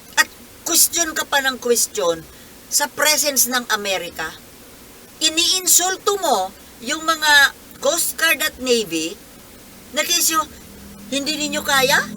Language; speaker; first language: Filipino; non-native, local second language; Bikol